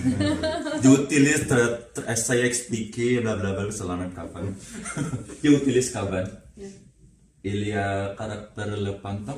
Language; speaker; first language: French; non-native, learner; Indonesian